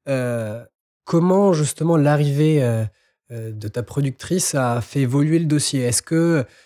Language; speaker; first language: French; native; French